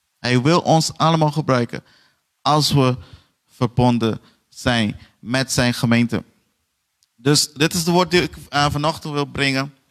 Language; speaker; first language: Dutch; non-native, fluent; Portuguese